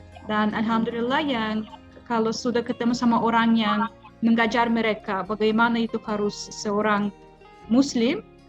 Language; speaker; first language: Indonesian; non-native, fluent; Russian